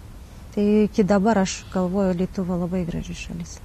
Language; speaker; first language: Lithuanian; non-native, learner; Kazakh